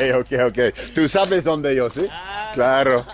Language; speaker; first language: Spanish; non-native, learner; English